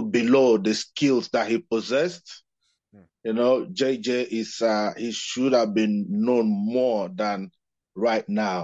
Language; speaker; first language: English; non-native, local second language; Igbo